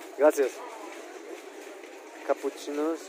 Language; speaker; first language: Spanish; non-native, fluent; Polish